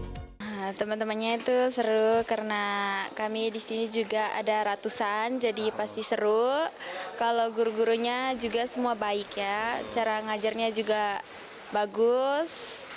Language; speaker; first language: Indonesian; early bilingual, heritage; Indonesian